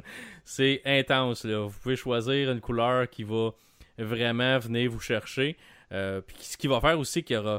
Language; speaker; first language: French; native; French